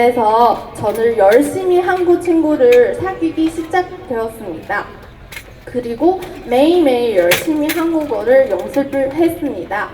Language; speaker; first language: Korean; non-native, fluent; Chinese